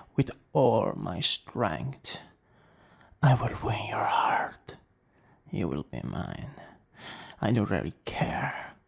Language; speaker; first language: English; non-native, fluent; Italian